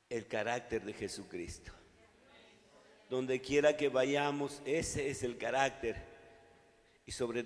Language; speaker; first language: Spanish; native; Spanish